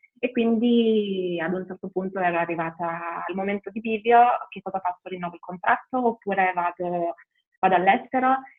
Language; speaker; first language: Italian; early bilingual, other home language; Albanian